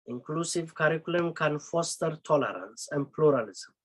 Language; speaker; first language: English; non-native, local second language; Amharic